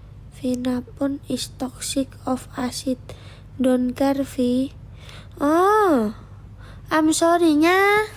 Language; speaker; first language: English; non-native, learner; Indonesian